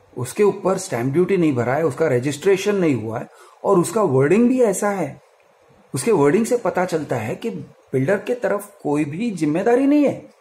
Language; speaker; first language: Hindi; non-native, local second language; Kannada